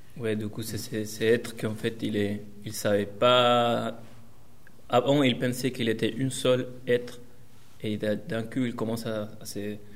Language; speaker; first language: French; non-native, learner; Spanish